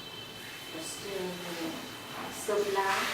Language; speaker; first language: French; non-native, fluent; Vietnamese